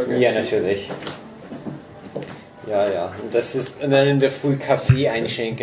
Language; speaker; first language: German; non-native, fluent; English